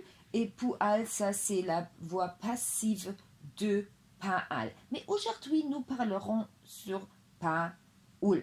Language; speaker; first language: French; non-native, fluent; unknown